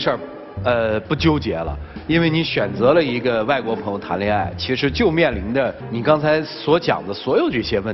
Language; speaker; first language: Chinese; native; Chinese